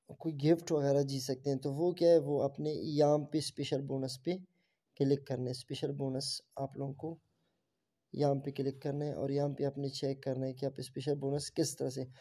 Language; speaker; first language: Urdu; non-native, local second language; Baluchi